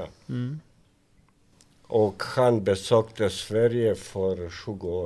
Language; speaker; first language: Swedish; non-native, fluent; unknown